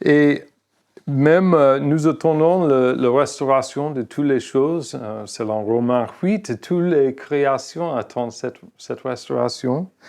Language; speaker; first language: French; non-native, fluent; English